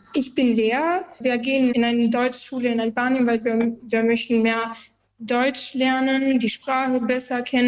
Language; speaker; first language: German; non-native, learner; Albanian